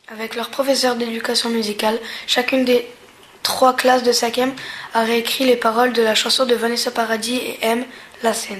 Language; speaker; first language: French; native; French